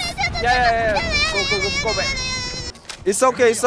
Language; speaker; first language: English; non-native, learner; Korean